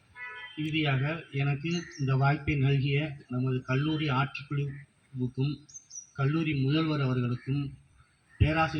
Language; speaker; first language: Tamil; native; Tamil